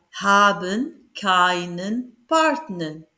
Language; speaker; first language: German; non-native, learner; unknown